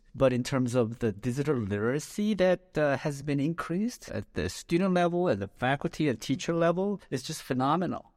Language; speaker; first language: English; non-native, fluent; Korean